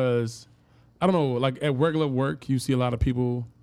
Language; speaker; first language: English; native; English